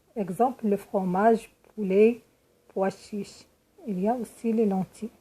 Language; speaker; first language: French; non-native, local second language; Arabic